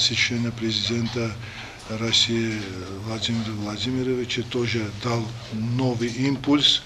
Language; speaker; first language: Russian; non-native, fluent; Armenian